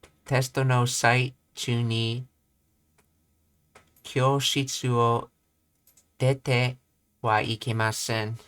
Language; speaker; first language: Japanese; non-native, learner; English